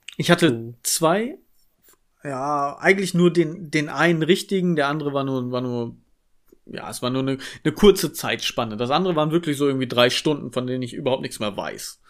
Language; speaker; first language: German; native; German